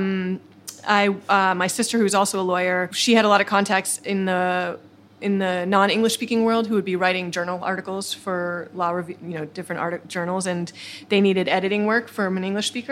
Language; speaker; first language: English; native; English